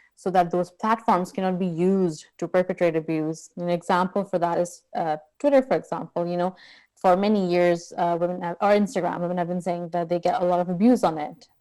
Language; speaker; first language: English; non-native, local second language; Urdu